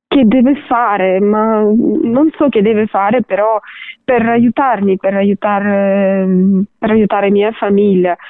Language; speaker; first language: Italian; non-native, learner; Ukrainian